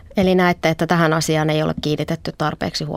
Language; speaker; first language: Finnish; native; Finnish